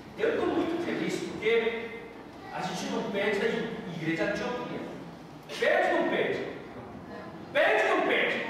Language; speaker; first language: Portuguese; non-native, fluent; Korean